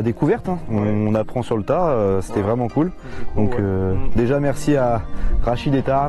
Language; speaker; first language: French; native; French